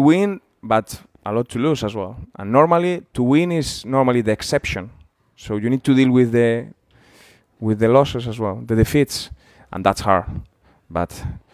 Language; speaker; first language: English; non-native, fluent; Spanish